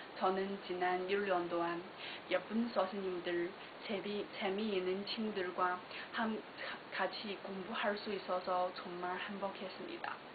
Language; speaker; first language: Korean; non-native, learner; Chinese